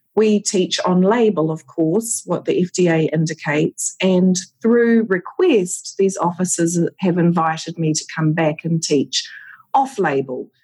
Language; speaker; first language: English; native; English